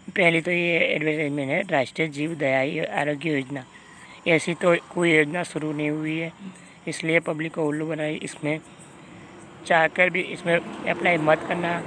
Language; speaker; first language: Hindi; non-native, local second language; Gujarati